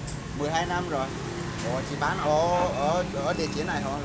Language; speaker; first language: Vietnamese; non-native, fluent; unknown